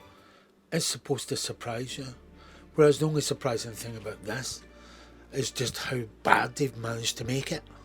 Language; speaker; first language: English; native; English